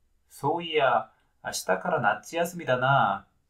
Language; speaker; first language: Japanese; native; Japanese